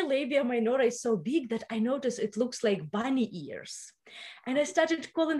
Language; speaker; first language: English; non-native, fluent; Russian